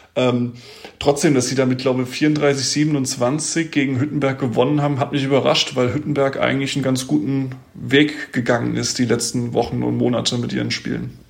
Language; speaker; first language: German; native; German